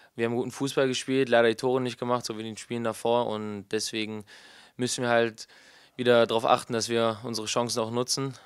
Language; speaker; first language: German; native; German